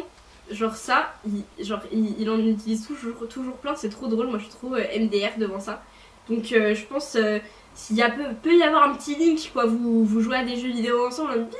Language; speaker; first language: French; native; French